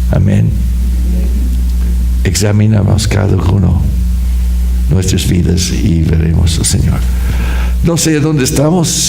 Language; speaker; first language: Spanish; non-native, fluent; English